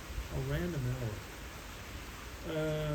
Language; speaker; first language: English; native; English